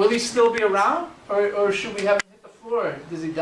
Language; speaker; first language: English; native; English